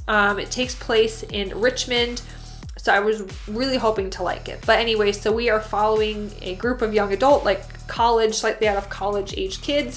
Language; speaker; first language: English; native; English